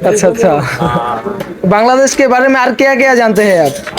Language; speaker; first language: Hindi; non-native, fluent; Bangla